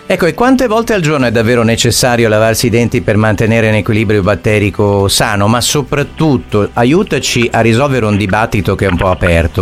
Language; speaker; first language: Italian; native; Italian